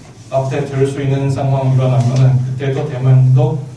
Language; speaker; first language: Korean; non-native, learner; Chinese